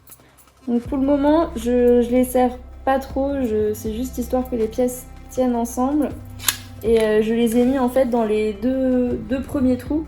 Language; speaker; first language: French; native; French